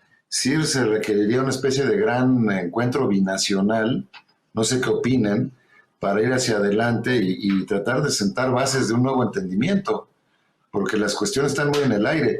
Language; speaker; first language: Spanish; native; Spanish